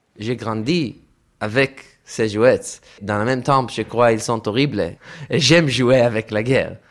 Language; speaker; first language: French; non-native, learner; Hebrew